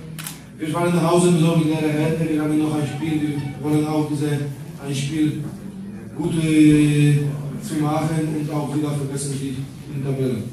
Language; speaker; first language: German; non-native, learner; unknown